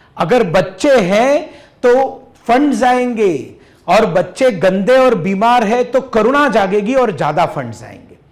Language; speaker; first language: Hindi; non-native, local second language; Marathi